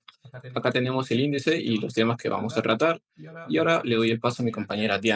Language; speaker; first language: Spanish; native; Spanish